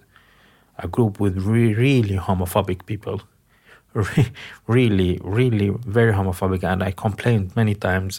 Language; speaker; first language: English; non-native, fluent; Arabic